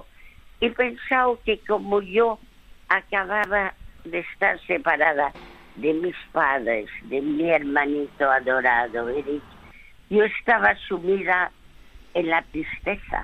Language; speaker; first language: Spanish; early bilingual, other home language; French